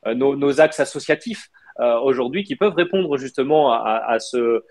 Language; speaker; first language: French; native; French